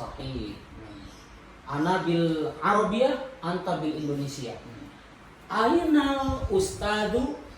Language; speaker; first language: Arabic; non-native, fluent; Indonesian